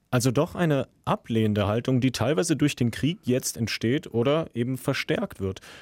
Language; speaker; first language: German; early bilingual, other home language; Russian